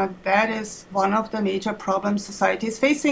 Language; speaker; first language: English; non-native, fluent; German